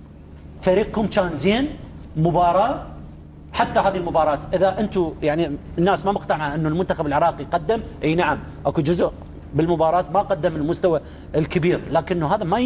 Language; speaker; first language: Arabic; native; Arabic